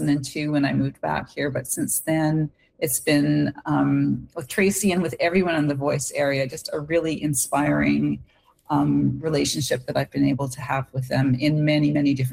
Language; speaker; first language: English; native; English